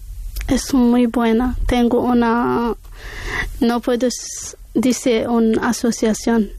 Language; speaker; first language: Spanish; non-native, learner; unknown